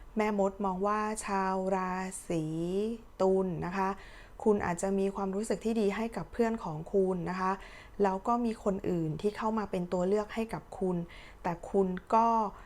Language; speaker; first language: Thai; native; Thai